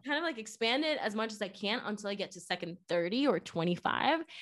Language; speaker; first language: English; non-native, fluent; Spanish